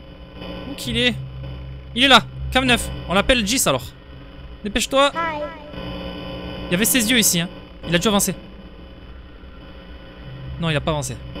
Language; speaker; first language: French; native; French